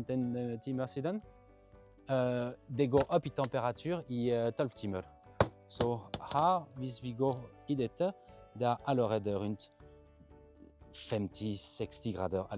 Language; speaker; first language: Norwegian; non-native, fluent; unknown